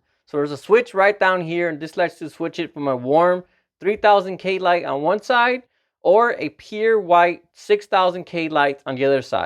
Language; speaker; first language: English; native; English